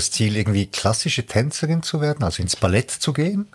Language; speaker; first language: German; native; German